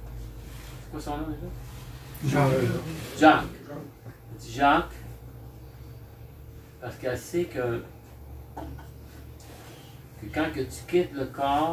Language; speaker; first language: French; native; French